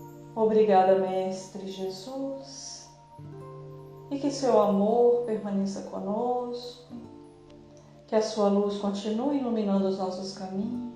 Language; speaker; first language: Portuguese; native; Portuguese